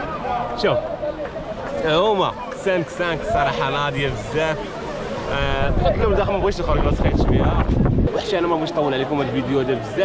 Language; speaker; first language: Arabic; native; Arabic